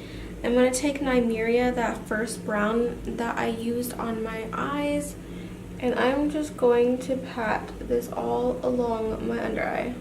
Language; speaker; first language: English; native; English